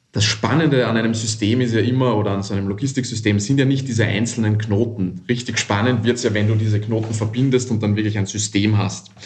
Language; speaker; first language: German; native; German